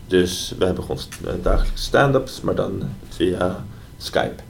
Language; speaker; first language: Dutch; non-native, fluent; Swedish